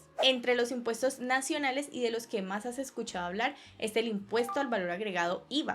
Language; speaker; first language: Spanish; native; Spanish